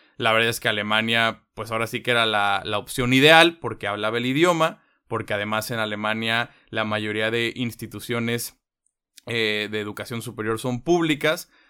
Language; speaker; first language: Spanish; native; Spanish